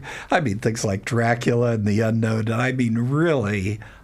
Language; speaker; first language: English; native; English